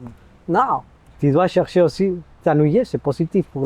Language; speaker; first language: French; non-native, fluent; Spanish